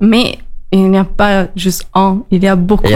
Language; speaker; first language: French; non-native, learner; Italian